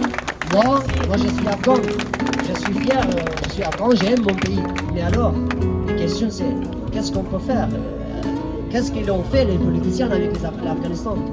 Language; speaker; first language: French; non-native, fluent; Persian